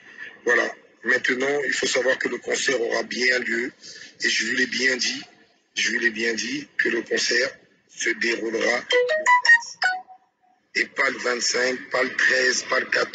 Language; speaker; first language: French; non-native, local second language; Lingala